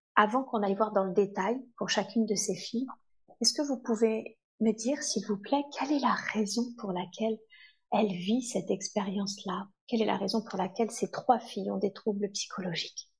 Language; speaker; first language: French; native; French